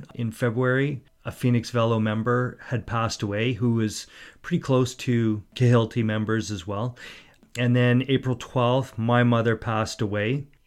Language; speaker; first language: English; native; English